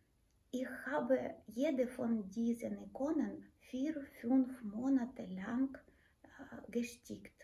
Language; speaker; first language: German; non-native, fluent; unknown